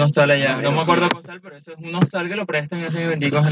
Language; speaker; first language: Spanish; native; Spanish